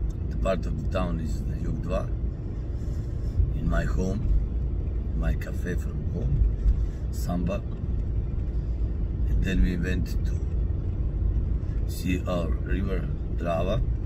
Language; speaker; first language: English; non-native, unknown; Croatian